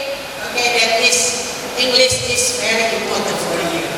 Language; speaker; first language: English; non-native, fluent; Indonesian